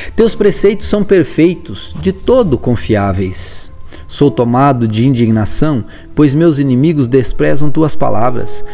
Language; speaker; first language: Portuguese; native; Portuguese